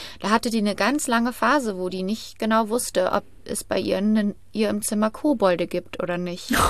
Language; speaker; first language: German; native; German